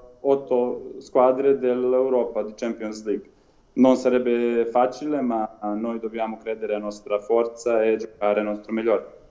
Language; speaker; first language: Italian; non-native, learner; Serbian